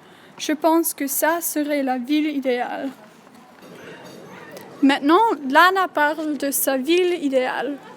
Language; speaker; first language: French; non-native, learner; English